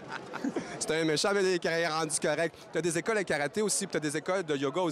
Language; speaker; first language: French; native; French